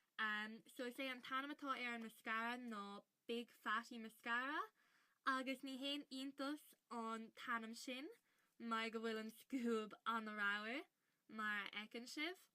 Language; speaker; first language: Irish; native; Irish